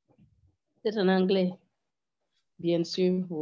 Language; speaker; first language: French; non-native, learner; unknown